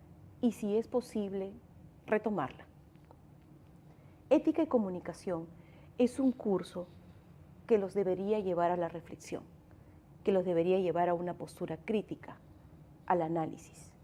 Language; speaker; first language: Spanish; native; Spanish